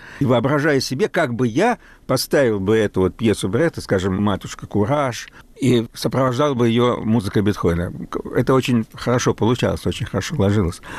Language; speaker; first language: Russian; non-native, local second language; German